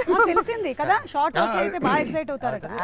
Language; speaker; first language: Telugu; native; Telugu